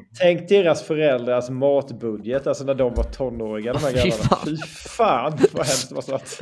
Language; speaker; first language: Swedish; native; Swedish